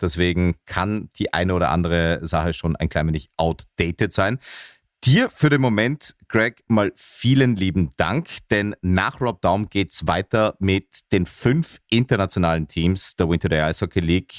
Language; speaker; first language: German; native; German